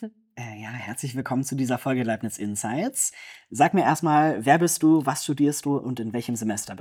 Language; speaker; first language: German; native; German